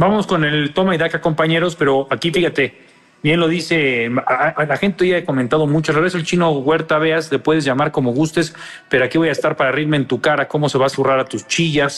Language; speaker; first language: Spanish; native; Spanish